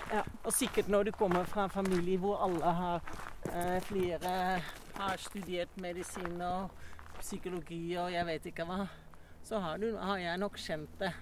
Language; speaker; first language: Norwegian; non-native, fluent; Dutch